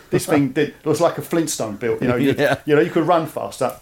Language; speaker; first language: English; native; English